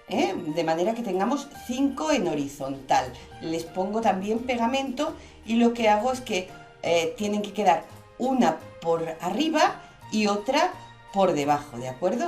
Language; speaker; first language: Spanish; native; Spanish